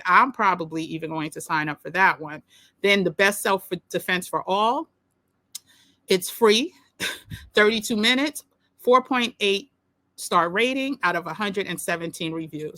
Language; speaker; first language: English; native; English